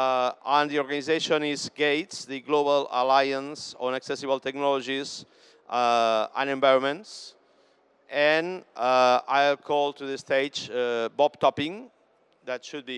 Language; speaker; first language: English; non-native, fluent; Catalan